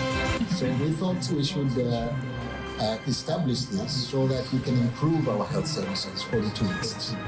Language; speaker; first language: English; non-native, local second language; Swahili